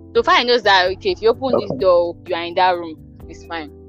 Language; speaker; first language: English; non-native, local second language; Yoruba